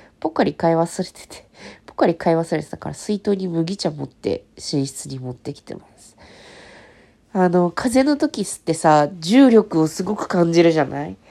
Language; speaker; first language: Japanese; native; Japanese